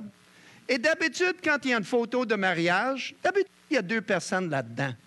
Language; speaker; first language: French; native; French